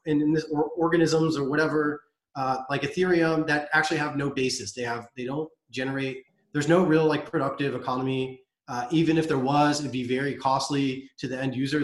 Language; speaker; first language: English; native; English